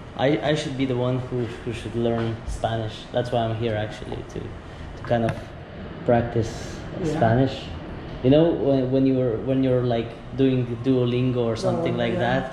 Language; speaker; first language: English; non-native, fluent; French